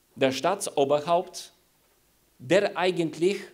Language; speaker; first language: German; non-native, fluent; Bulgarian